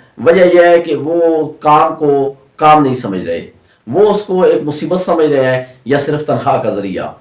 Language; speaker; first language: Urdu; non-native, local second language; Punjabi